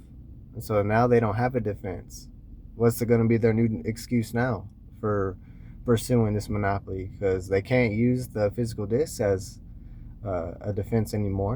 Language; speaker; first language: English; native; English